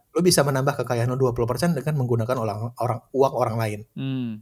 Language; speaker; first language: Indonesian; native; Indonesian